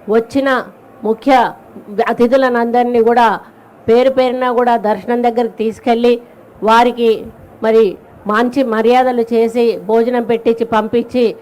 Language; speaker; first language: Telugu; native; Telugu